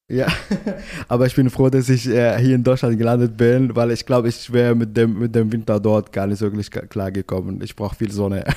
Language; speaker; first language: German; non-native, fluent; Arabic